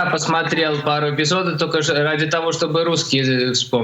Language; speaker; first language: Russian; early bilingual, heritage; Russian